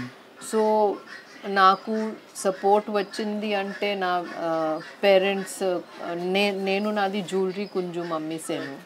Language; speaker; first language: Telugu; non-native, learner; Hindi